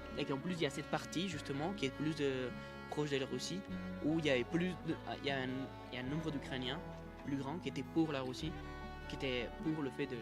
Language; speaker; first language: French; native; French